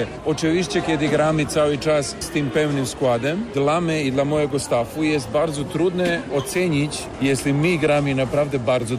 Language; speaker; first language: Polish; non-native, fluent; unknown